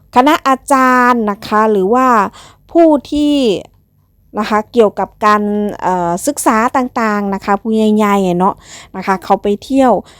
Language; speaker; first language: Thai; non-native, local second language; Northeastern Thai